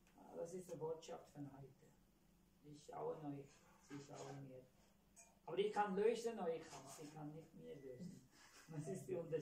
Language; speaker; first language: German; non-native, learner; Tamil